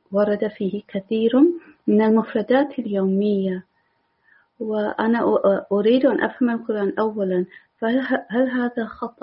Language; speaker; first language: Arabic; non-native, learner; English